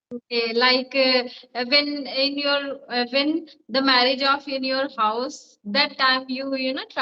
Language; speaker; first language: English; non-native, learner; Hindi